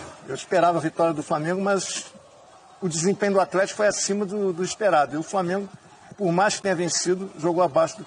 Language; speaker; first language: Portuguese; native; Portuguese